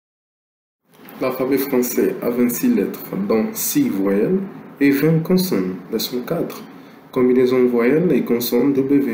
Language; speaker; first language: French; non-native, local second language; Lingala